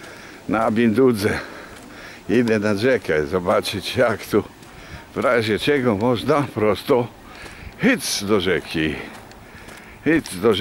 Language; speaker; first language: Polish; native; Polish